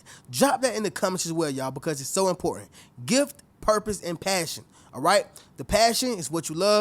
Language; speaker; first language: English; native; English